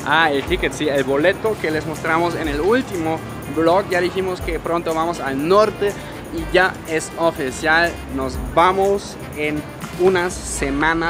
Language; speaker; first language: Spanish; non-native, fluent; German